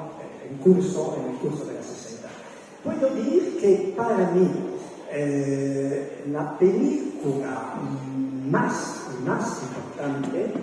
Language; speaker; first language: Spanish; non-native, learner; Italian